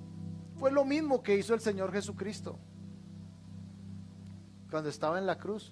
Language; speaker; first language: Spanish; native; Spanish